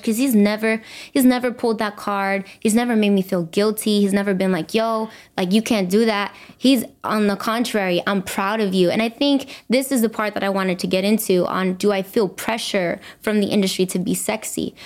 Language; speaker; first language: English; early bilingual, other home language; Spanish